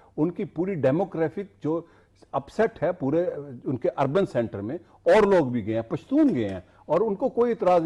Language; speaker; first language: Urdu; non-native, local second language; Punjabi